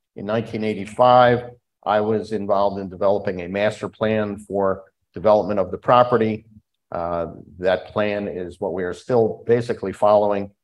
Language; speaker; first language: English; native; English